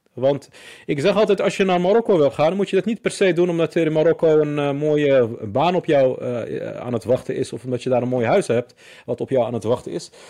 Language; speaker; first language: Dutch; early bilingual, other home language; Arabic